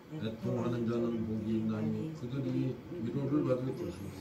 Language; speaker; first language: Korean; native; Korean